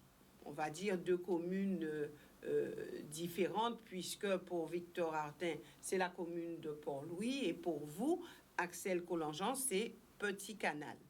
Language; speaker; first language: French; native; French